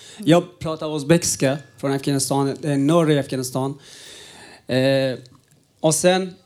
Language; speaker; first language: Swedish; non-native, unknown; Uzbek